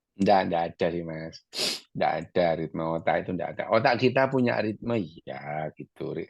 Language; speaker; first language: Indonesian; non-native, local second language; Arabic